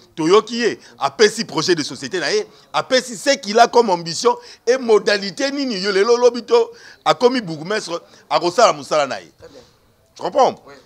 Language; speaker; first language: French; non-native, local second language; Lingala